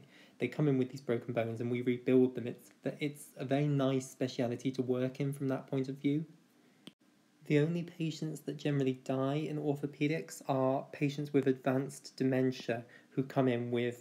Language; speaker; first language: English; native; English